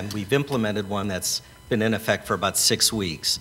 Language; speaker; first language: English; native; English